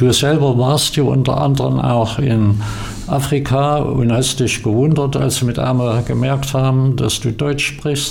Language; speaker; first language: German; native; German